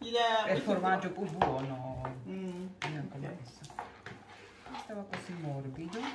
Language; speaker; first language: Italian; non-native, learner; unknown